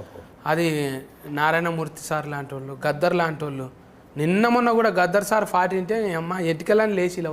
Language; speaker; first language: Telugu; native; Telugu